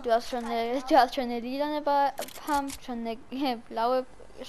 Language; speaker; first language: German; native; German